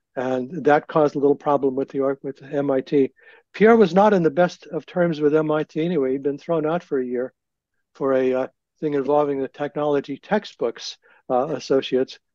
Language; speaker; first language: English; native; English